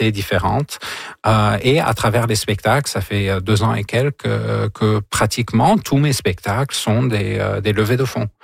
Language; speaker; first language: French; non-native, local second language; Arabic